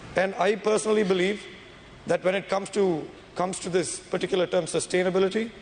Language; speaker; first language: English; non-native, local second language; Tamil